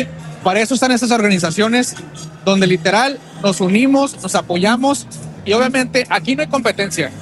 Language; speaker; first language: Spanish; early bilingual, heritage; Spanish